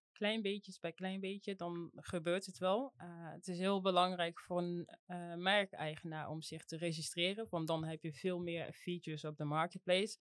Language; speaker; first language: Dutch; non-native, fluent; French